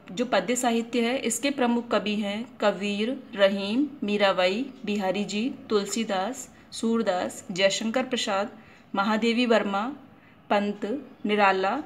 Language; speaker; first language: Hindi; native; Hindi